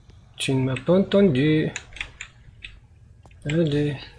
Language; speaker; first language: French; non-native, learner; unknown